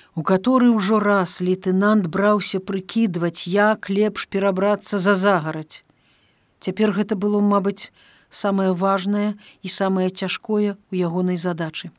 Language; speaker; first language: Belarusian; native; Belarusian